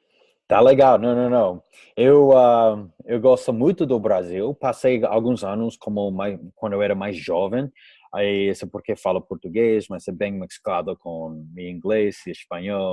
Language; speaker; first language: Portuguese; non-native, learner; English